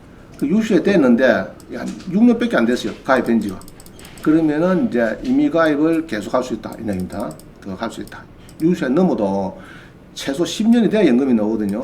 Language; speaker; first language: Korean; native; Korean